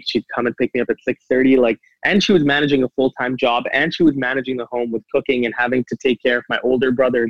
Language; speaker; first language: English; native; English